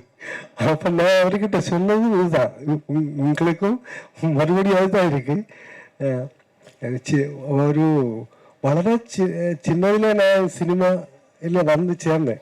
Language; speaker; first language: Tamil; non-native, learner; Malayalam